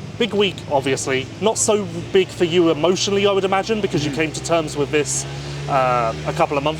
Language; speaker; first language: English; native; English